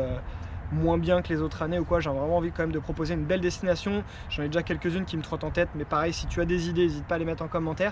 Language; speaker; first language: French; native; French